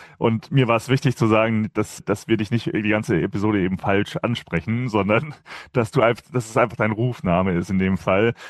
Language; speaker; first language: German; native; German